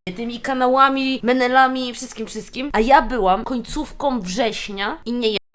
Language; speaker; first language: Polish; native; Polish